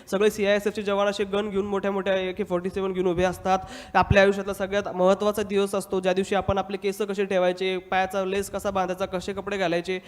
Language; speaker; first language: Marathi; non-native, local second language; Hindi